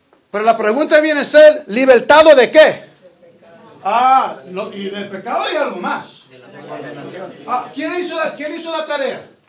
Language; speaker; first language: Spanish; native; Spanish